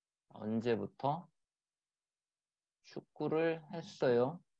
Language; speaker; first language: Korean; native; Korean